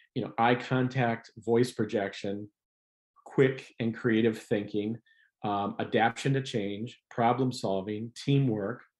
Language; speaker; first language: English; native; English